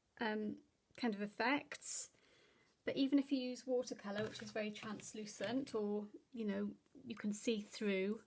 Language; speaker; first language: English; native; English